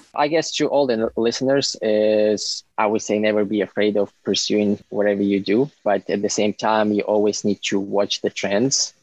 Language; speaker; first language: English; non-native, fluent; Ukrainian